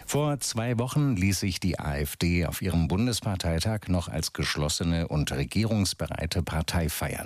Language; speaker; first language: German; native; German